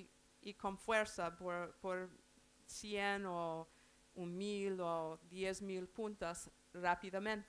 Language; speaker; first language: Spanish; non-native, learner; English